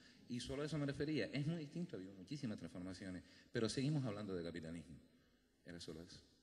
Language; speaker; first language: Spanish; native; Spanish